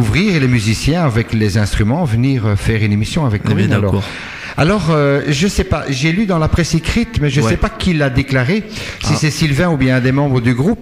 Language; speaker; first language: French; native; French